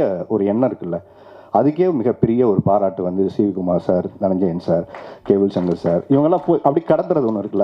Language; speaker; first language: Tamil; native; Tamil